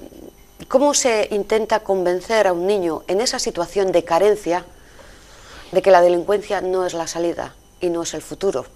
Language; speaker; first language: Spanish; native; Spanish